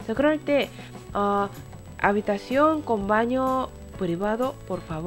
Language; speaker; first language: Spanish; non-native, fluent; Korean